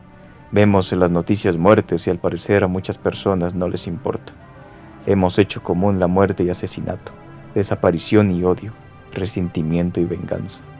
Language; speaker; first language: Spanish; native; Spanish